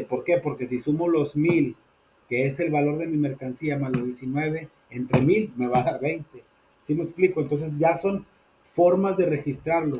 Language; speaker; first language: Spanish; native; Spanish